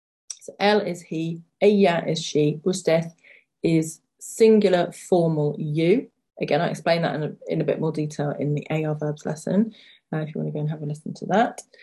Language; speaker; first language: English; native; English